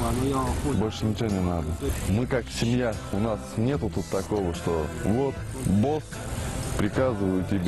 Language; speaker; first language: Russian; native; Russian